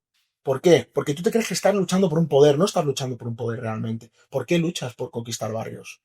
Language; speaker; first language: Spanish; native; Spanish